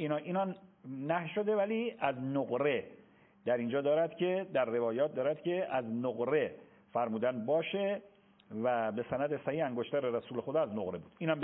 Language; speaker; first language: Persian; native; Persian